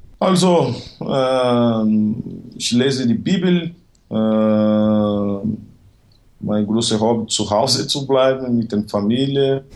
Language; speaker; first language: German; non-native, learner; Portuguese